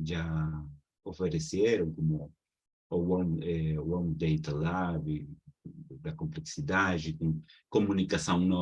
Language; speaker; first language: Portuguese; non-native, fluent; Spanish